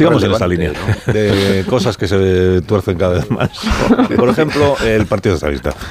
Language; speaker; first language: Spanish; native; Spanish